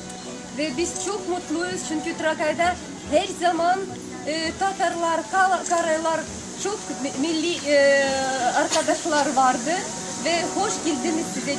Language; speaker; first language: Turkish; non-native, learner; Lithuanian